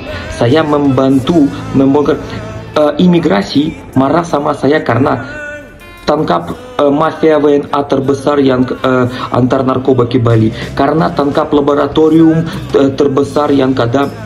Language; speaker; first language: Indonesian; non-native, learner; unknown